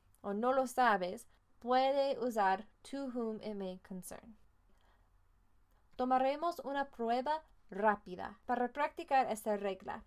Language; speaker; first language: Spanish; non-native, fluent; English